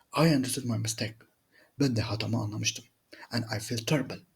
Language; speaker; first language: Turkish; native; Turkish